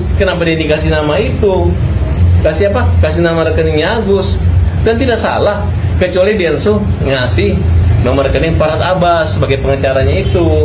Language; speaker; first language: Indonesian; native; Indonesian